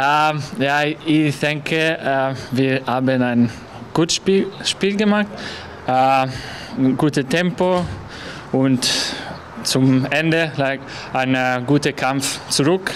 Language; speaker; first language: German; non-native, learner; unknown